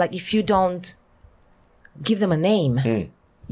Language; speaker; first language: English; non-native, fluent; Italian